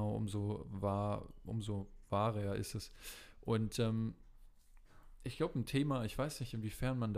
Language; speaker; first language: German; native; German